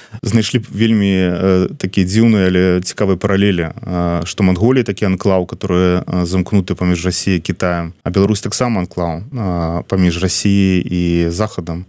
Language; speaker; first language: Belarusian; non-native, local second language; Russian